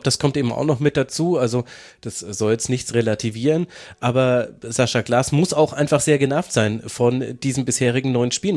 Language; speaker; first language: German; native; German